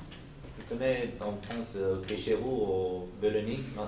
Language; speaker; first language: French; non-native, learner; Romanian